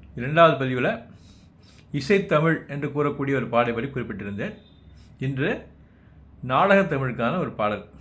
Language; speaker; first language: Tamil; native; Tamil